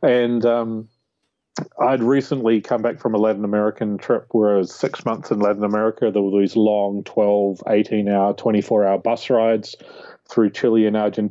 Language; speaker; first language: English; native; English